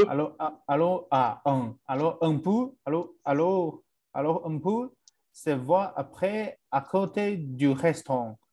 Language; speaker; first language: French; non-native, learner; English